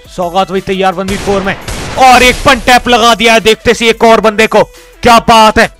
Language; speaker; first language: Hindi; native; Hindi